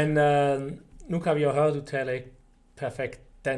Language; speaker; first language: Danish; non-native, fluent; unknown